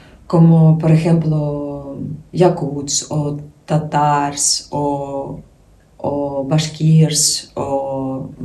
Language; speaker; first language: Spanish; non-native, learner; Ukrainian